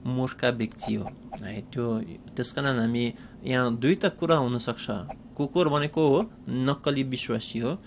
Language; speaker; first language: Nepali; non-native, fluent; English